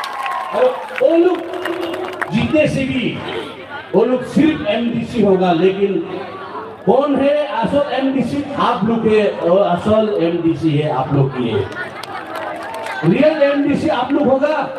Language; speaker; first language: Hindi; non-native, local second language; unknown